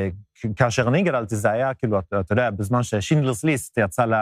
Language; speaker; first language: Hebrew; non-native, fluent; Swedish